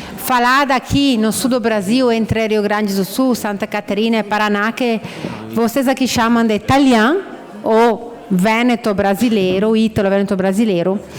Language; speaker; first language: Portuguese; non-native, fluent; Italian